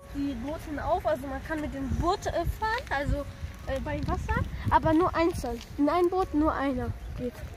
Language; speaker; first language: German; early bilingual, other home language; Tajik